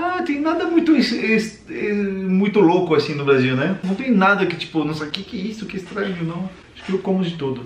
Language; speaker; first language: Portuguese; non-native, fluent; French